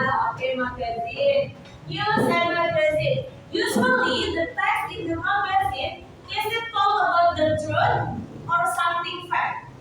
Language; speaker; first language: English; non-native, learner; Indonesian